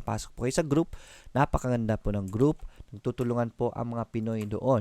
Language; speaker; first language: Filipino; native; Filipino